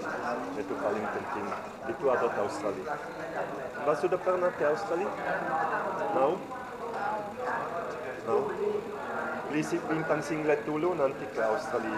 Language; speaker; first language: Indonesian; non-native, fluent; German